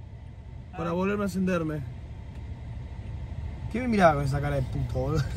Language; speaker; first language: Spanish; native; Spanish